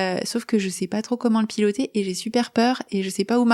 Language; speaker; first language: French; native; French